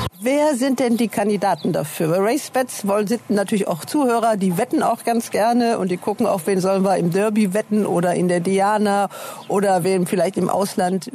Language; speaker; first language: German; native; German